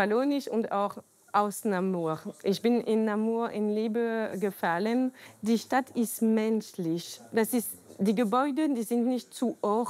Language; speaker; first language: German; non-native, learner; French